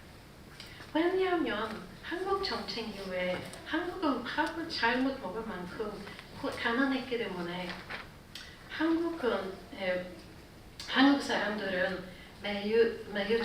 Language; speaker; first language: Korean; non-native, fluent; Swedish